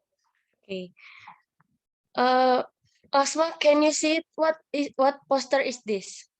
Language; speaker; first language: English; non-native, learner; Indonesian